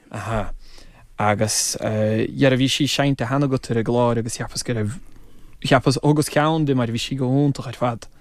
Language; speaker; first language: Irish; non-native, fluent; English